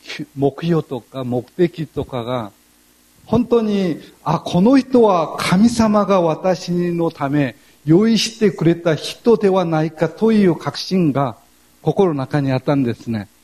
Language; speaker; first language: Japanese; non-native, fluent; Korean